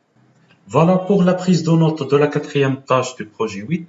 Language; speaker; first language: French; non-native, local second language; Arabic